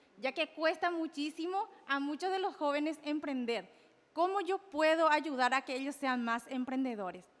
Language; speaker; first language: Spanish; native; Spanish